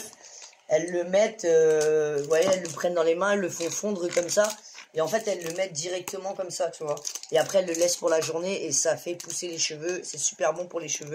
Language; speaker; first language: French; native; French